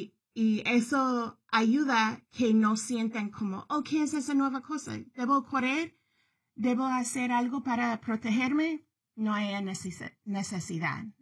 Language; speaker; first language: Spanish; early bilingual, heritage; Spanish